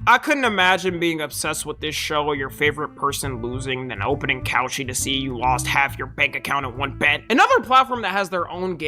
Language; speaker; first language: English; native; English